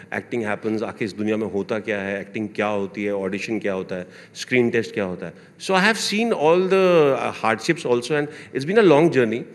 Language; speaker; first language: Hindi; native; Hindi